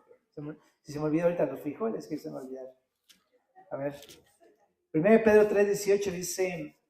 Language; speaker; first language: Spanish; native; Spanish